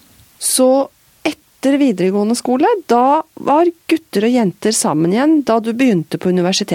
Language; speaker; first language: Norwegian; native; Norwegian